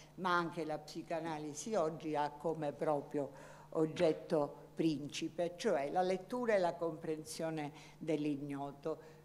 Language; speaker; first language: Italian; native; Italian